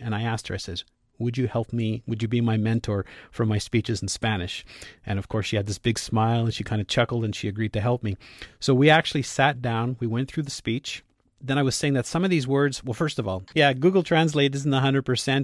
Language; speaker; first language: English; native; English